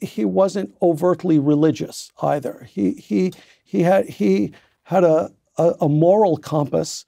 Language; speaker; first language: English; native; English